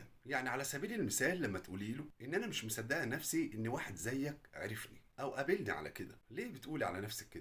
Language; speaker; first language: Arabic; native; Arabic